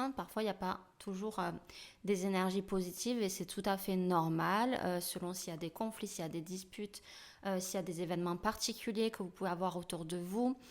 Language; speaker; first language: French; native; French